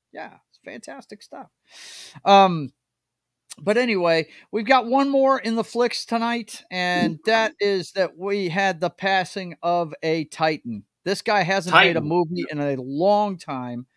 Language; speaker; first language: English; native; English